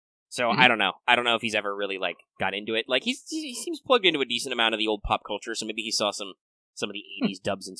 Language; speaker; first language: English; native; English